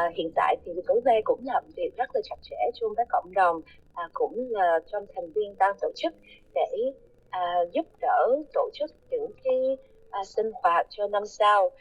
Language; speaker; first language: Vietnamese; early bilingual, heritage; Vietnamese